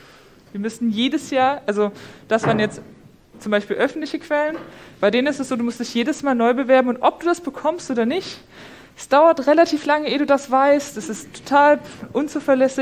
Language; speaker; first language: German; native; German